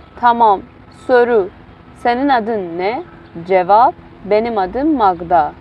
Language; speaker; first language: Turkish; non-native, fluent; Persian